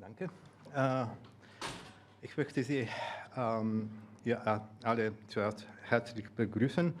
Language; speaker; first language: German; non-native, fluent; Slovenian